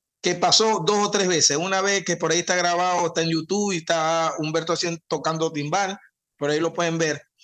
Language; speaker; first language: Spanish; native; Spanish